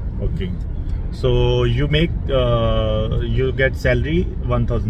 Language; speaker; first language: English; non-native, local second language; Hindi